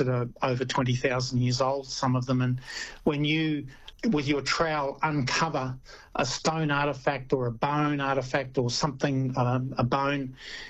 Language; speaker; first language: English; native; English